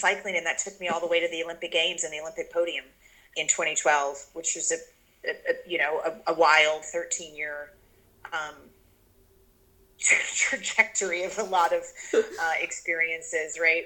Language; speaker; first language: English; native; English